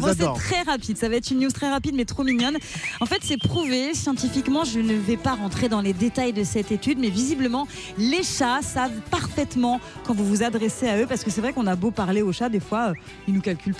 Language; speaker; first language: French; native; French